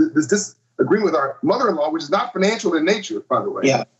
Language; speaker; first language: English; native; English